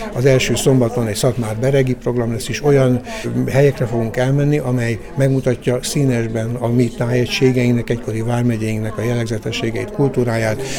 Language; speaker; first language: Hungarian; native; Hungarian